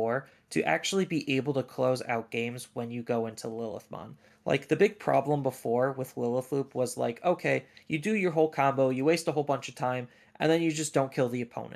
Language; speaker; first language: English; native; English